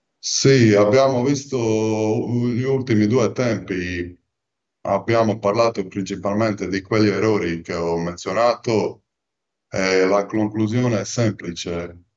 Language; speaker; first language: Italian; non-native, fluent; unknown